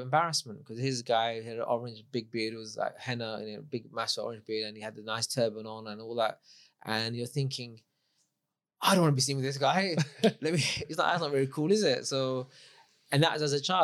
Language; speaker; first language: English; native; English